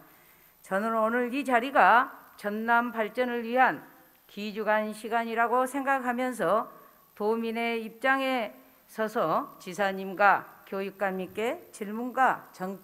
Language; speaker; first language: Korean; native; Korean